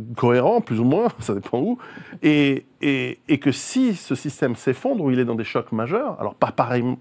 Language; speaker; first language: French; native; French